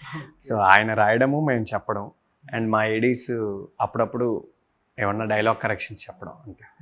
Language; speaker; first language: Telugu; native; Telugu